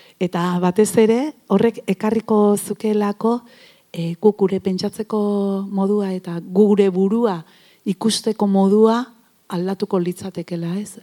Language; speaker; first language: Basque; native; Basque